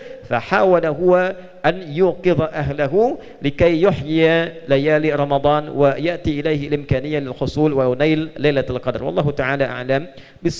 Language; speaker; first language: Arabic; non-native, fluent; Indonesian